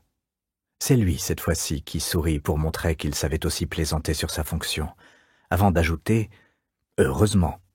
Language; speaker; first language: French; native; French